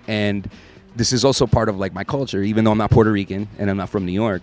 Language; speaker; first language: English; native; English